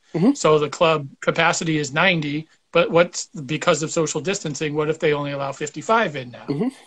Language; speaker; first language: English; native; English